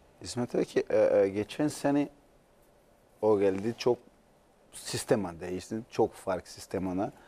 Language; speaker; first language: Turkish; non-native, learner; Portuguese